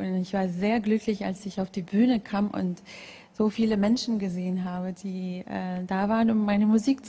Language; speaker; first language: German; non-native, fluent; Georgian